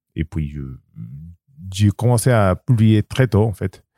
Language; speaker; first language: French; non-native, learner; Spanish